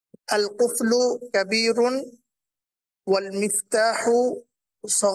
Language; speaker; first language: Arabic; non-native, learner; Bangla